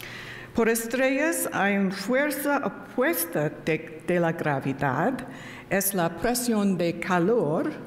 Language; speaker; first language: Spanish; non-native, learner; English